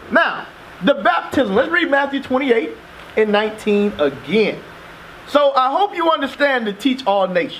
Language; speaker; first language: English; native; English